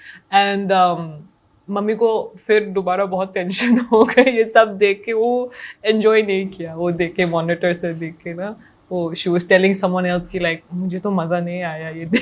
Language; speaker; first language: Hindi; non-native, local second language; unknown